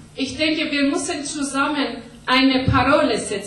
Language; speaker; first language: German; non-native, learner; Persian